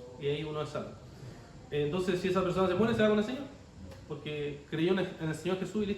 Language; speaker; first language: Spanish; native; Spanish